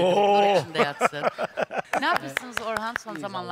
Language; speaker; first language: Turkish; native; Turkish